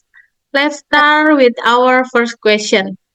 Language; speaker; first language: English; non-native, learner; Indonesian